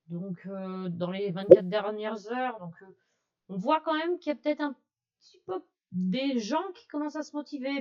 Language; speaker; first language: French; native; French